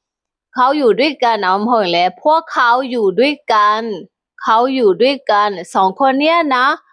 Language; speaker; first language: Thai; non-native, fluent; Burmese